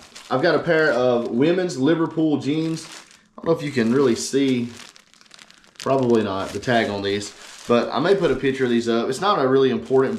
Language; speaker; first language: English; native; English